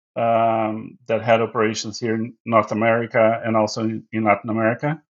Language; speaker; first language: English; non-native, fluent; Portuguese